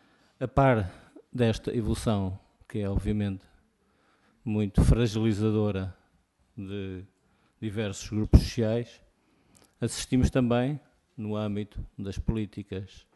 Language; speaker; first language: Portuguese; native; Portuguese